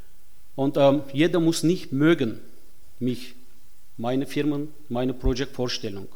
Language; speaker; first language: German; non-native, fluent; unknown